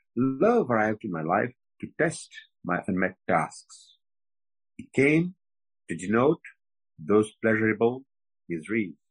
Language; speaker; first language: English; non-native, fluent; French